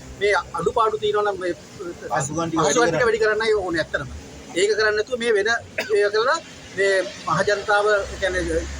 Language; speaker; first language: Sinhala; native; Sinhala